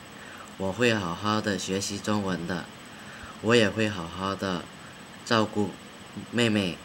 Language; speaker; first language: Chinese; non-native, learner; Thai